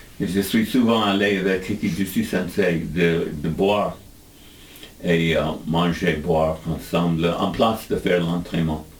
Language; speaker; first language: French; non-native, learner; English